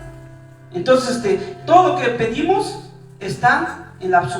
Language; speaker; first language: Spanish; native; Spanish